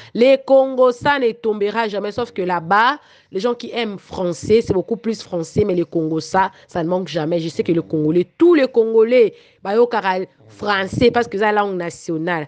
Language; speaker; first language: French; non-native, local second language; Lingala